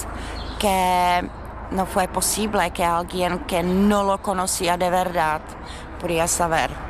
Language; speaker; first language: Spanish; non-native, learner; Czech